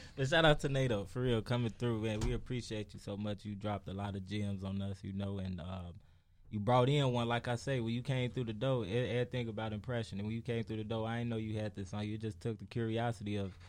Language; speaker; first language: English; native; English